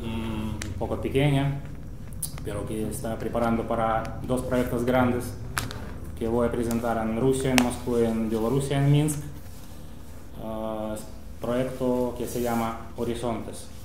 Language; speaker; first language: Spanish; non-native, fluent; Russian